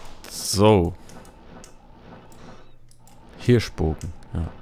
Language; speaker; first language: German; native; German